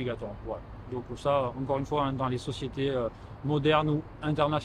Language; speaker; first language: French; native; French